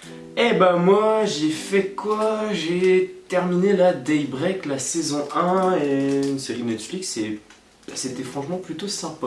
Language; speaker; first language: French; native; French